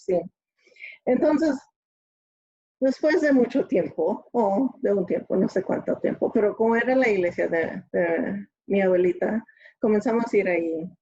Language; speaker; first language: Spanish; early bilingual, other home language; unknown